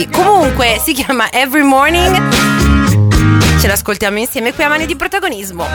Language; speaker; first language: Italian; native; Italian